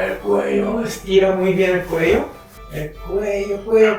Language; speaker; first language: Spanish; non-native, fluent; Korean